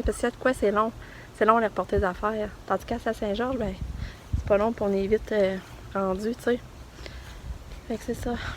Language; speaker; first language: French; native; French